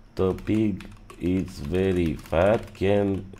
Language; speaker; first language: English; non-native, learner; Romanian